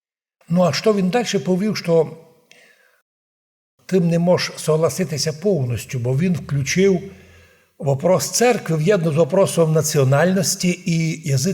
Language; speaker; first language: Ukrainian; non-native, local second language; Rusyn